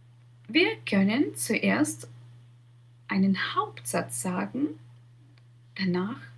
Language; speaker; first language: German; non-native, fluent; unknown